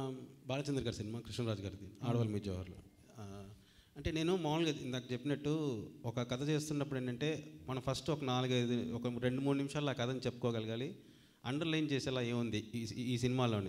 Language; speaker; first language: Telugu; native; Telugu